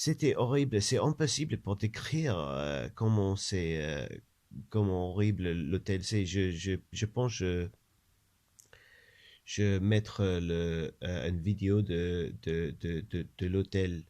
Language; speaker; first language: French; non-native, learner; English